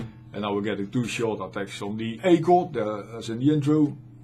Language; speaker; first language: English; non-native, fluent; Dutch